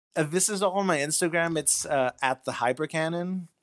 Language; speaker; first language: English; non-native, fluent; Greek